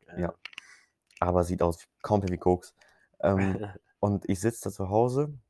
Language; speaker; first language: German; early bilingual, other home language; Polish